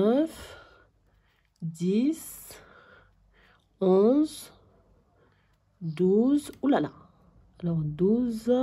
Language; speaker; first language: French; non-native, local second language; Arabic